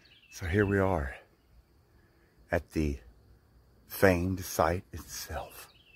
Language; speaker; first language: English; native; English